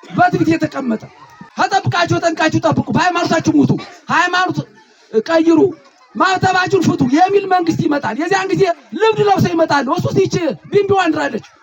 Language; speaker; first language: Amharic; native; Amharic